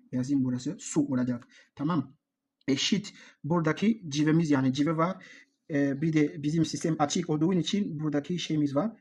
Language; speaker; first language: Turkish; non-native, learner; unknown